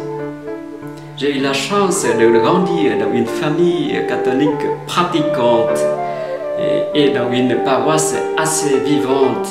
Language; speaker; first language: French; non-native, fluent; Vietnamese